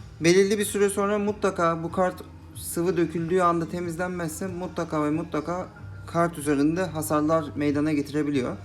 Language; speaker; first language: Turkish; native; Turkish